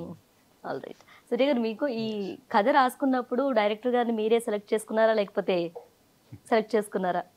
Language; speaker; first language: Telugu; native; Telugu